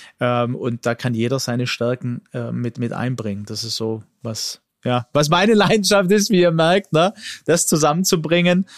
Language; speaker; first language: German; early bilingual, other home language; Greek